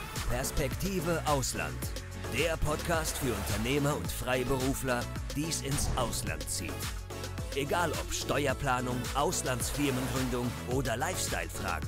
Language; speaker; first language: German; native; German